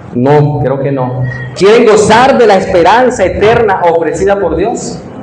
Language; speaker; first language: Spanish; native; Spanish